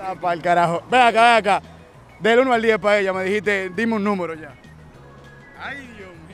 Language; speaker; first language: Spanish; native; Spanish